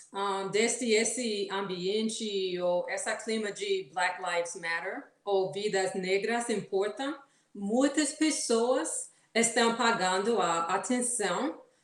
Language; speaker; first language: Portuguese; non-native, fluent; English